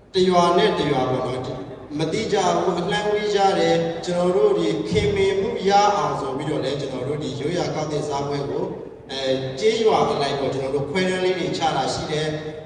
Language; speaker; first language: Burmese; non-native, local second language; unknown